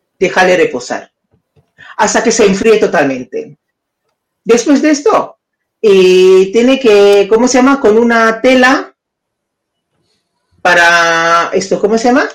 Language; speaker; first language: Spanish; non-native, learner; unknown